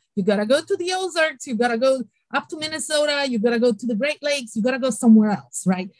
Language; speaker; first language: English; non-native, fluent; Italian